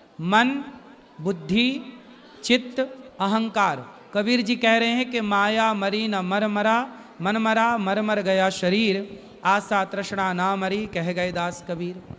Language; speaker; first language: Hindi; native; Hindi